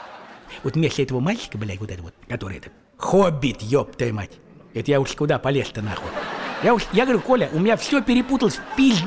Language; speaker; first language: Russian; native; Russian